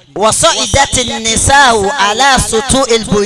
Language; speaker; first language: Arabic; non-native, fluent; Yoruba